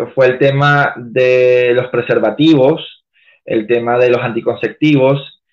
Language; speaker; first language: Spanish; native; Spanish